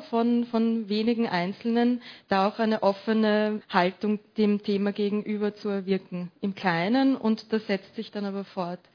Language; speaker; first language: German; native; German